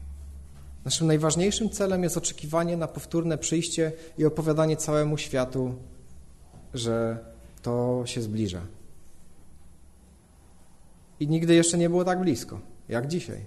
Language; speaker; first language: Polish; native; Polish